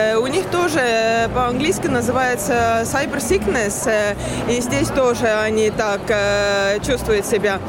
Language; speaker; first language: Russian; non-native, learner; Estonian